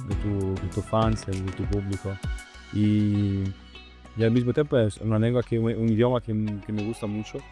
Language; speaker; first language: Spanish; non-native, learner; Italian